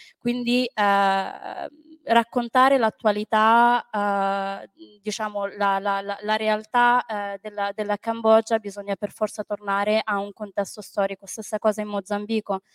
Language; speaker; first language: Italian; early bilingual, other home language; Arabic